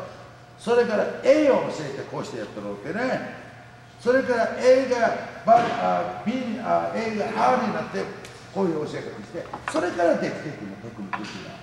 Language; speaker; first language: Japanese; native; Japanese